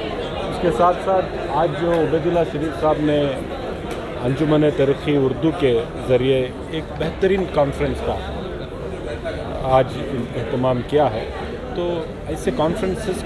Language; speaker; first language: Urdu; native; Urdu